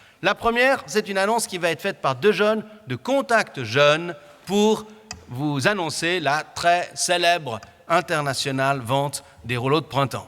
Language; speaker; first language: French; native; French